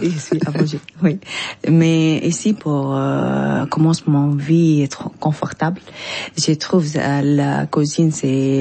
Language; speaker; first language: French; non-native, learner; Arabic